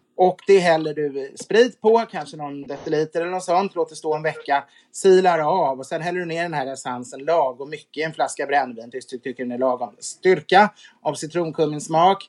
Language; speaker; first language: Swedish; native; Swedish